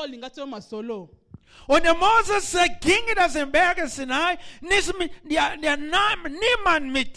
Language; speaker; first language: German; non-native, learner; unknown